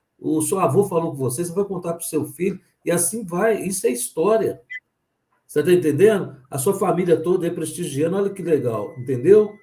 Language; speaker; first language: Portuguese; native; Portuguese